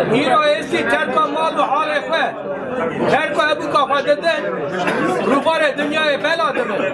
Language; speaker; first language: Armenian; non-native, local second language; Kurdish